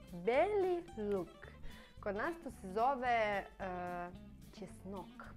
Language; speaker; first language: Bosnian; non-native, learner; Russian